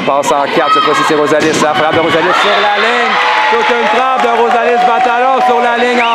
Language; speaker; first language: French; native; French